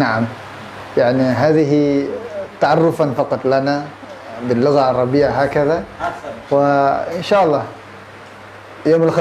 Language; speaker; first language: Arabic; non-native, fluent; Indonesian